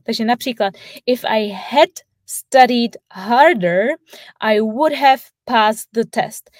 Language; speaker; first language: English; non-native, fluent; Czech